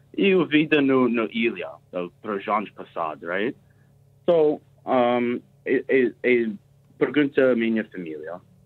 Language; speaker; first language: Portuguese; early bilingual, heritage; Portuguese